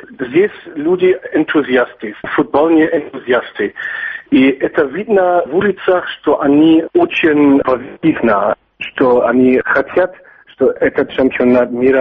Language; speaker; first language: Russian; non-native, learner; German